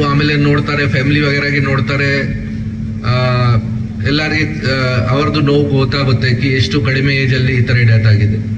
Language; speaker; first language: Kannada; non-native, local second language; Hindi